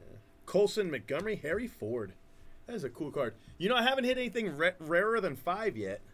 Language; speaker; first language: English; native; English